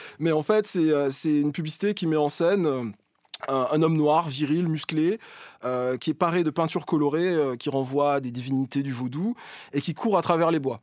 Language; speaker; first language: French; native; French